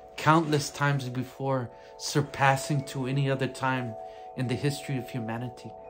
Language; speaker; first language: English; native; English